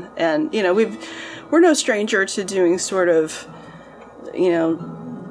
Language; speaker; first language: English; native; English